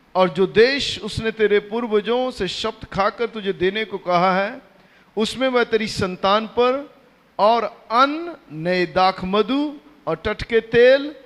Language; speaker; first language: Hindi; non-native, local second language; Punjabi